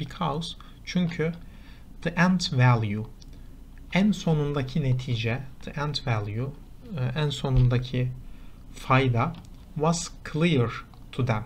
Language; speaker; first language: English; non-native, fluent; Turkish